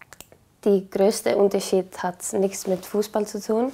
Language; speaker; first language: German; non-native, learner; Icelandic